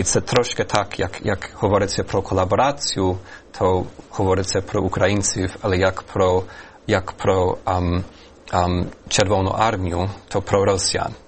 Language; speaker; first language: Ukrainian; non-native, fluent; English